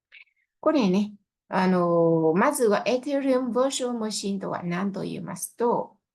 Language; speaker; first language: Japanese; non-native, fluent; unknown